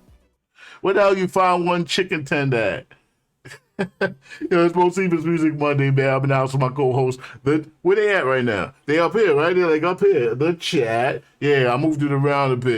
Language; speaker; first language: English; native; English